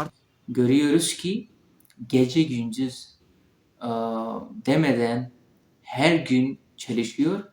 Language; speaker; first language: Turkish; non-native, learner; Urdu